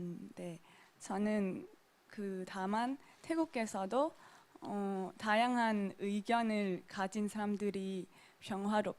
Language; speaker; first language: Korean; non-native, local second language; Thai